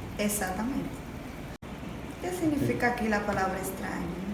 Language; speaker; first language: Portuguese; non-native, learner; Spanish